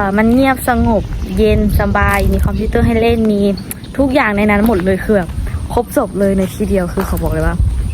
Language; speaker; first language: Thai; native; Thai